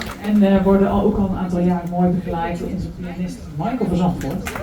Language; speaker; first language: Dutch; native; Dutch